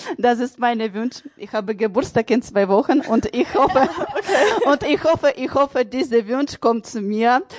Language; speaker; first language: German; non-native, learner; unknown